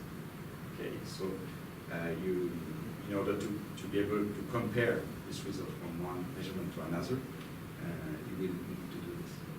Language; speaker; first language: English; non-native, fluent; French